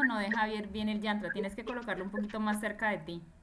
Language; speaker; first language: Spanish; native; Spanish